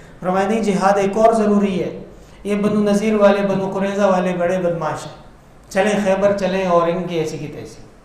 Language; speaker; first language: Urdu; non-native, local second language; Pashto